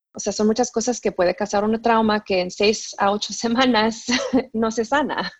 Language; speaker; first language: Spanish; early bilingual, heritage; Spanish